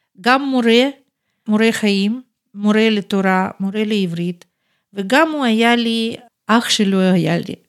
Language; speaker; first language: Hebrew; non-native, fluent; Russian